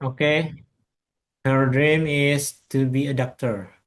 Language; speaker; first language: English; non-native, learner; Indonesian